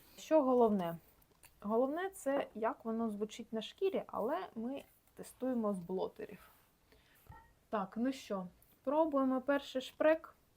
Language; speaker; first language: Ukrainian; native; Ukrainian